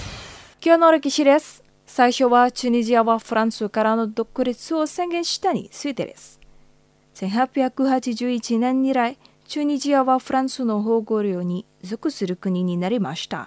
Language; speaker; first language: Japanese; non-native, fluent; Indonesian